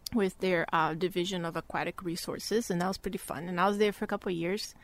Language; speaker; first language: English; non-native, fluent; Portuguese